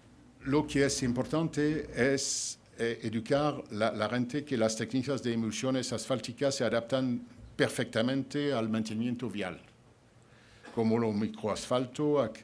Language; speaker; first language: Spanish; non-native, fluent; French